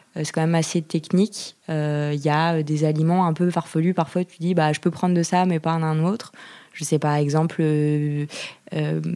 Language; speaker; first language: French; native; French